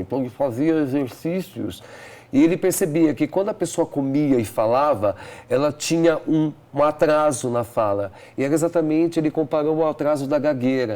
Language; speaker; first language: Portuguese; native; Portuguese